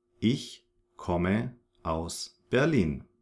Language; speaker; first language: German; non-native, fluent; English